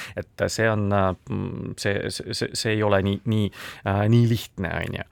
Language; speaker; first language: Estonian; non-native, local second language; Russian